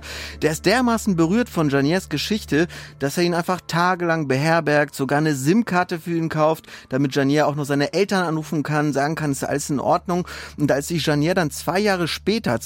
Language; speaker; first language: German; native; German